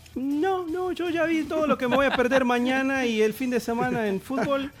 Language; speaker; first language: Spanish; native; Spanish